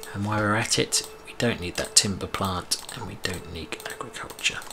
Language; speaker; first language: English; native; English